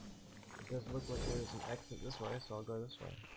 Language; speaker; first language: English; native; English